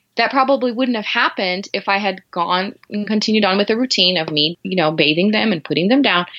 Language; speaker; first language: English; non-native, fluent; Portuguese